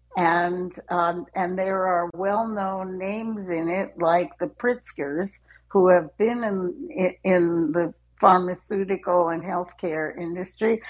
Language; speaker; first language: English; native; English